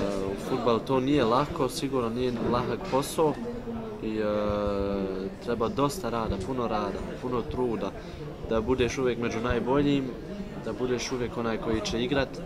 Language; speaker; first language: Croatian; early bilingual, heritage; Bosnian